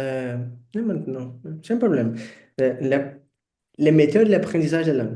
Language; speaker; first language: French; non-native, learner; Portuguese